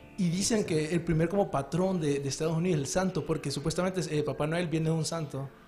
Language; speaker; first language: Spanish; native; Spanish